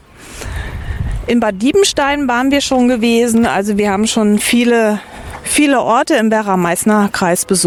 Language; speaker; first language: German; native; German